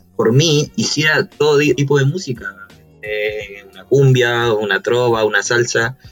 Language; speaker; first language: Spanish; native; Spanish